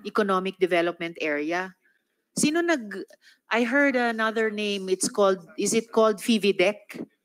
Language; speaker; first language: English; non-native, local second language; Filipino